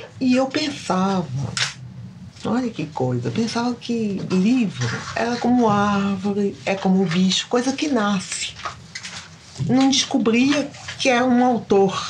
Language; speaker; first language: Portuguese; early bilingual, other home language; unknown